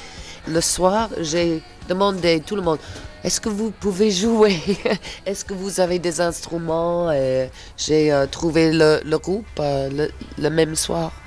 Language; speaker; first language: French; non-native, fluent; English